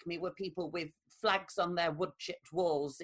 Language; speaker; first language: English; native; English